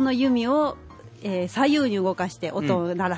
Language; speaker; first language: Japanese; native; Japanese